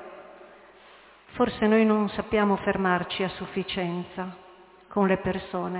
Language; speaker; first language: Italian; native; Italian